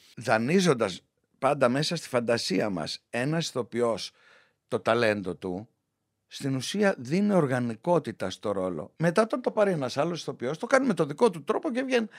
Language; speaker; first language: Greek; native; Greek